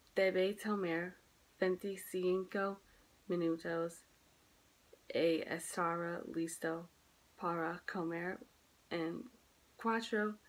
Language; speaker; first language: Spanish; non-native, learner; English